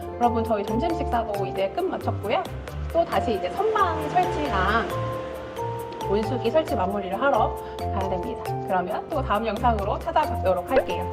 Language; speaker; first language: Korean; native; Korean